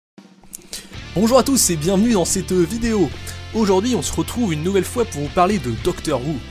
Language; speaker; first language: French; native; French